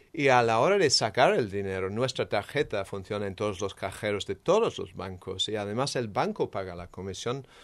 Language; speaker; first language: Spanish; non-native, fluent; English